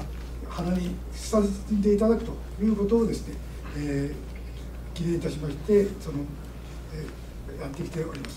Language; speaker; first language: Japanese; native; Japanese